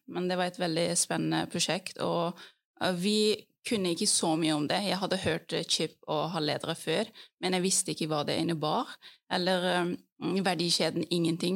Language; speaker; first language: Norwegian; early bilingual, other home language; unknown